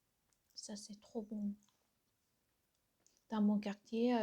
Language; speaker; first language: French; non-native, learner; Korean